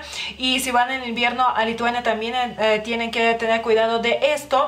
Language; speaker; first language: Spanish; non-native, fluent; Lithuanian